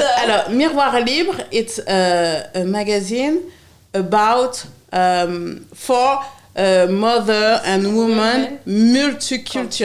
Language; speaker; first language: English; non-native, learner; French